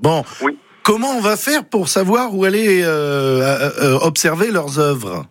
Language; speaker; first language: French; native; French